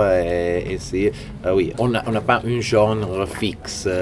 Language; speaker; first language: French; non-native, fluent; Italian